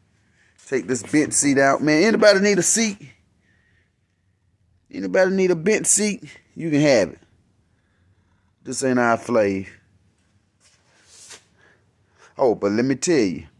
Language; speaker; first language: English; native; English